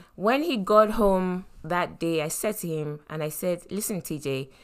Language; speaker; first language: English; non-native, local second language; Yoruba